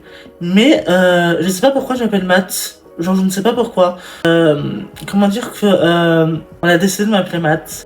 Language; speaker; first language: French; native; French